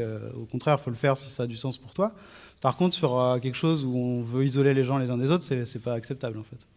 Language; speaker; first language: French; native; French